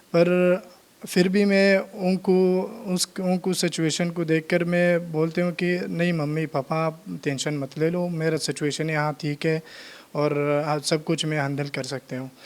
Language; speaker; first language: Hindi; non-native, learner; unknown